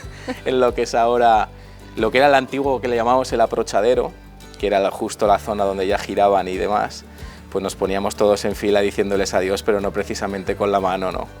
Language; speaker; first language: Spanish; native; Spanish